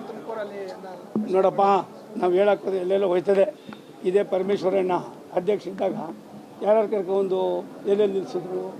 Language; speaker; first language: Kannada; native; Kannada